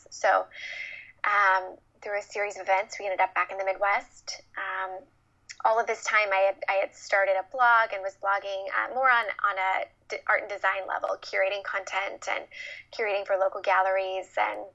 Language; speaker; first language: English; native; English